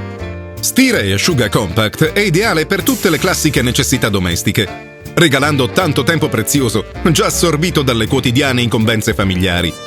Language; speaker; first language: Italian; native; Italian